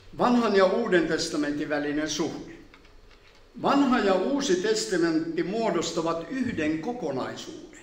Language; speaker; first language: Finnish; native; Finnish